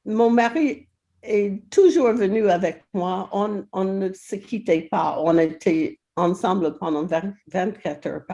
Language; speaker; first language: French; non-native, fluent; English